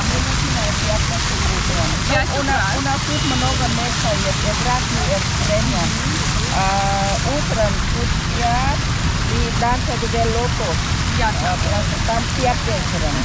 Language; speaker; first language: Russian; non-native, learner; Vietnamese